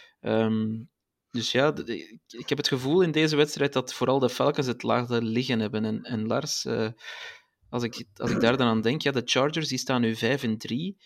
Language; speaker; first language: Dutch; native; Dutch